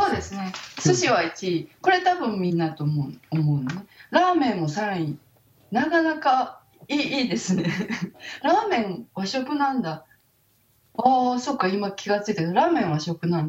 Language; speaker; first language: Japanese; native; Japanese